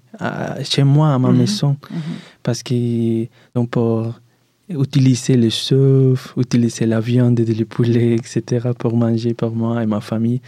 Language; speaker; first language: French; non-native, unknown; Spanish